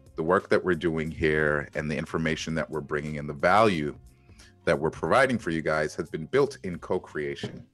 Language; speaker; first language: English; native; English